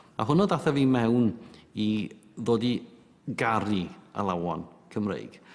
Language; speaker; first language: Welsh; native; Welsh